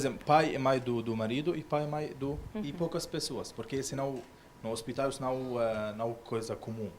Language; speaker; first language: Portuguese; non-native, learner; Arabic